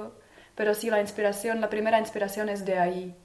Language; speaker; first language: Spanish; non-native, fluent; Czech